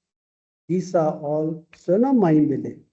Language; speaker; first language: English; non-native, local second language; Tibetan